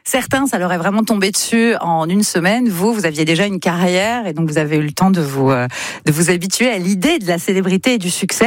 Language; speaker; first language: French; native; French